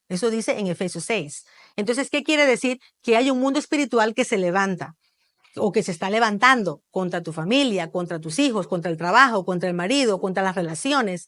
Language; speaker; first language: Spanish; native; Spanish